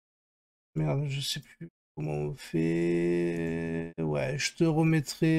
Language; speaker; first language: French; native; French